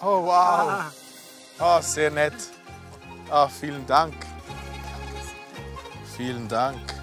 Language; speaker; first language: German; native; German